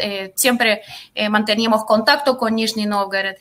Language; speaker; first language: Spanish; non-native, fluent; Russian